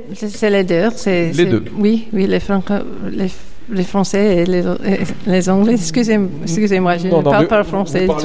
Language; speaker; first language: French; non-native, learner; English